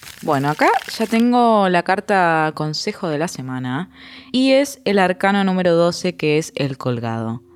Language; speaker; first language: Spanish; native; Spanish